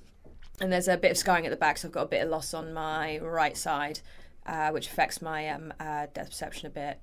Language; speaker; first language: English; native; English